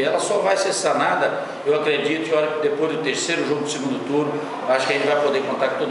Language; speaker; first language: Portuguese; native; Portuguese